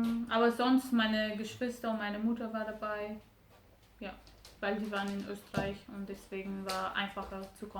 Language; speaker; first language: German; non-native, fluent; Romanian